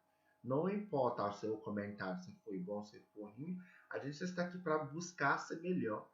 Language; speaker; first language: Portuguese; non-native, learner; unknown